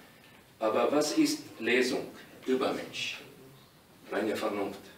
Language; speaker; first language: German; non-native, learner; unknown